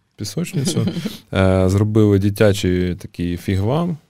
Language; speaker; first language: Ukrainian; native; Ukrainian